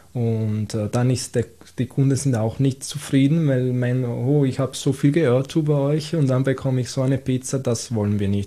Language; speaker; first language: German; non-native, fluent; Italian